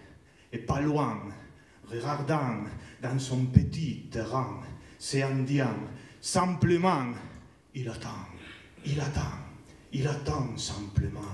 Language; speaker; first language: French; non-native, learner; Spanish